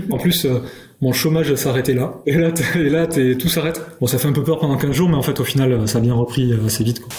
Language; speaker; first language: French; native; French